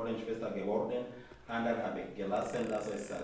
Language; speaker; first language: German; non-native, fluent; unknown